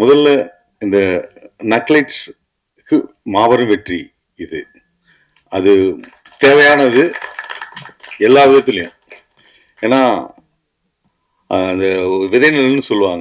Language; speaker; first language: Tamil; native; Tamil